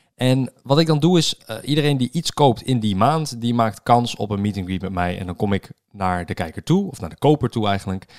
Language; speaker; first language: Dutch; native; Dutch